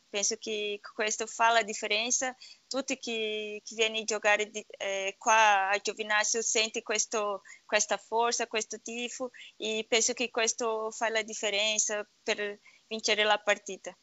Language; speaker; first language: Italian; non-native, learner; Portuguese